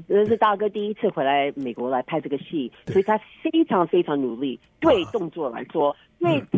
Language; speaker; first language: Chinese; early bilingual, heritage; Chinese